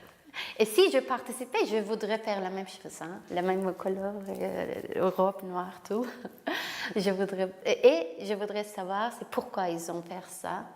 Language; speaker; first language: French; non-native, learner; Kurdish